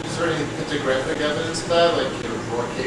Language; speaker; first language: English; native; English